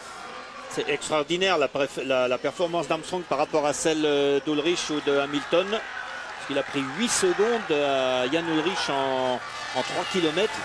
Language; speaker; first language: French; native; French